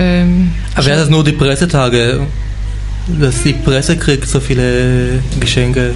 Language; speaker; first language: German; non-native, fluent; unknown